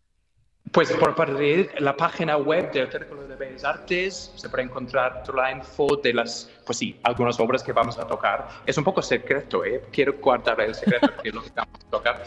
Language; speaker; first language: Spanish; non-native, fluent; English